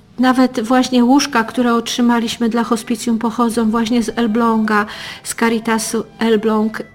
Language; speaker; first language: Polish; native; Polish